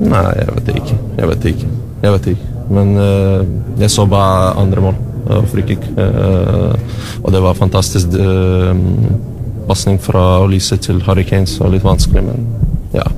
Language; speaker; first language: Norwegian; non-native, learner; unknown